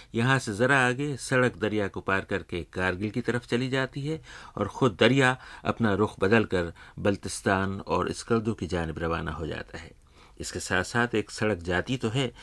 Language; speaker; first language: Urdu; native; Urdu